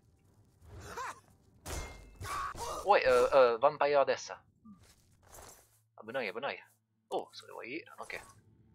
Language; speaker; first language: Japanese; non-native, learner; French